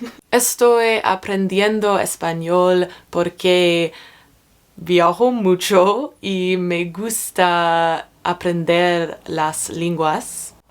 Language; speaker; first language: Spanish; non-native, learner; English